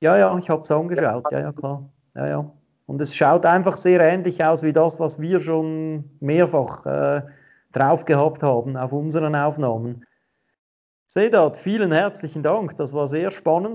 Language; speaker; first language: German; native; German